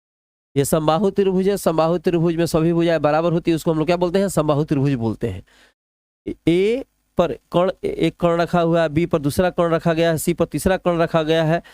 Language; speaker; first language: Hindi; non-native, local second language; Bhojpuri